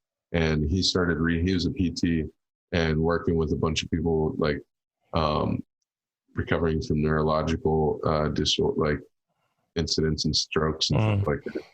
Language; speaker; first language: English; native; English